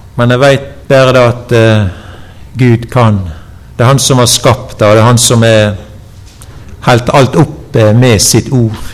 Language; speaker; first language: Norwegian; native; Norwegian